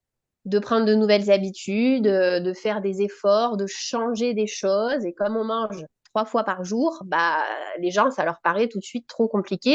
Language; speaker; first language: French; native; French